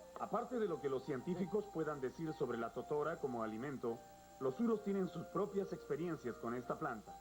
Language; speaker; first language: Spanish; native; Spanish